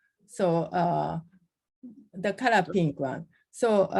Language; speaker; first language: English; non-native, learner; Japanese